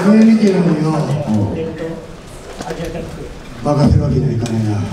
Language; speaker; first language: Japanese; native; Japanese